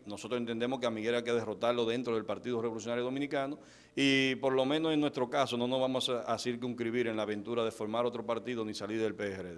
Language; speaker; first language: Spanish; native; Spanish